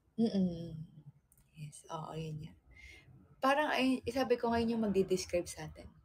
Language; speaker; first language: Filipino; native; Filipino